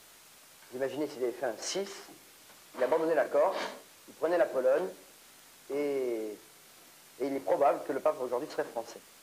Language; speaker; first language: French; native; French